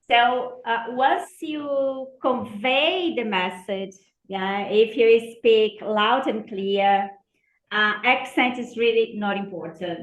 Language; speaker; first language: English; non-native, fluent; Portuguese